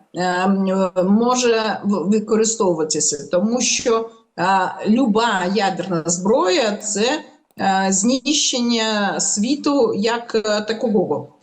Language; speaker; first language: Ukrainian; non-native, local second language; Russian